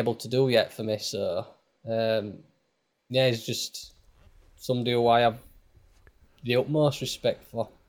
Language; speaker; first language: English; native; English